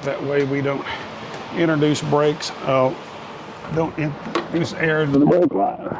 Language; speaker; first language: English; native; English